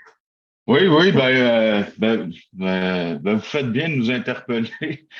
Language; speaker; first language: French; native; French